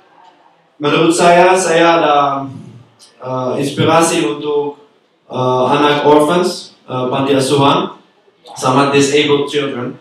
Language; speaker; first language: Indonesian; non-native, learner; Dutch